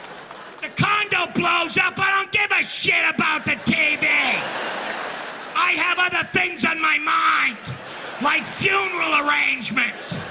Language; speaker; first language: English; native; English